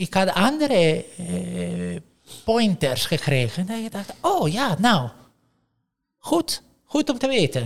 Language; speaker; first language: Dutch; non-native, fluent; Italian